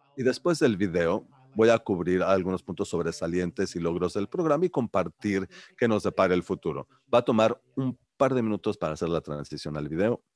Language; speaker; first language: Spanish; early bilingual, heritage; Spanish